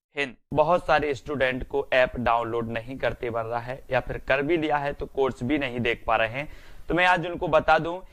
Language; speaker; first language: Hindi; native; Hindi